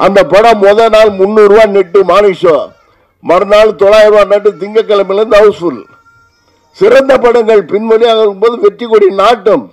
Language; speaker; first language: Tamil; native; Tamil